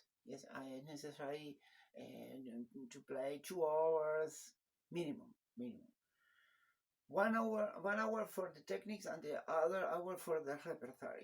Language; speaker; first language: English; non-native, learner; Spanish